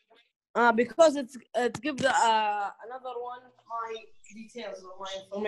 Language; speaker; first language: English; non-native, learner; Arabic